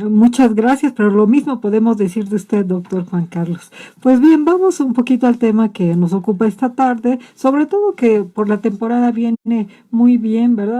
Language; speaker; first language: Spanish; native; Spanish